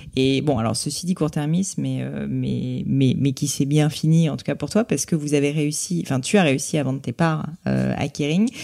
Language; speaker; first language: French; native; French